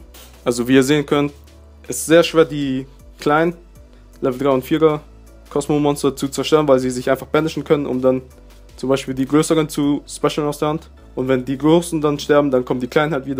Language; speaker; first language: German; native; German